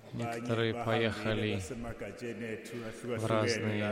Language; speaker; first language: Russian; non-native, fluent; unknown